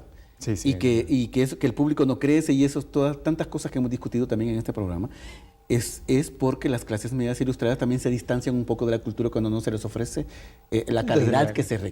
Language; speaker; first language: Spanish; native; Spanish